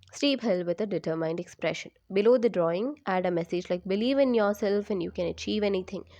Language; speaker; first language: English; non-native, local second language; Malayalam